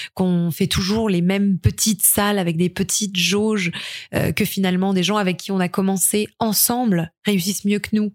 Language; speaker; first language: French; native; French